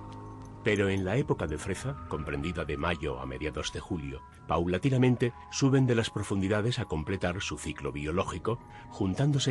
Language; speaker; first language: Spanish; native; Spanish